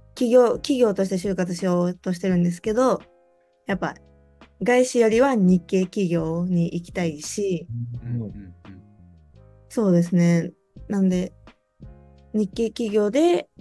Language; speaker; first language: Japanese; native; Japanese